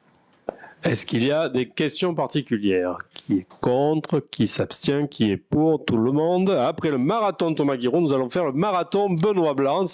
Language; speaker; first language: French; native; French